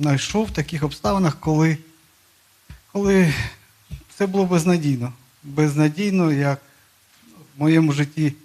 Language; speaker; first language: Ukrainian; non-native, local second language; Russian